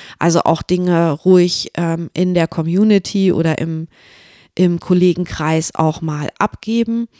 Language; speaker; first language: German; native; German